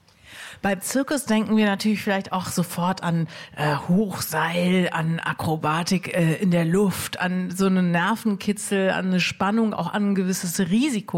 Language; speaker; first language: German; native; German